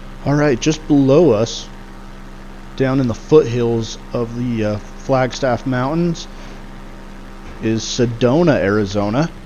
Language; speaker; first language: English; native; English